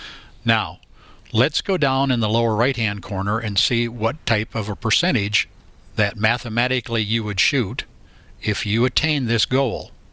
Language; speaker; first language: English; native; English